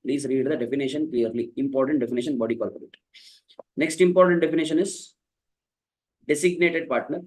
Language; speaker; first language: English; non-native, local second language; Kannada